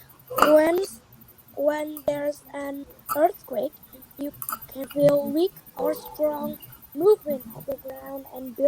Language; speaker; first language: English; non-native, learner; Vietnamese